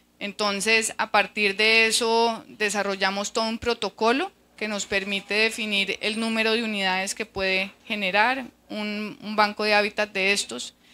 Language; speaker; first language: Spanish; native; Spanish